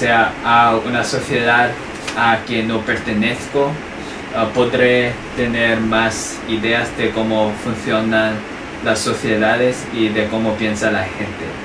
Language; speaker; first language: Spanish; non-native, fluent; English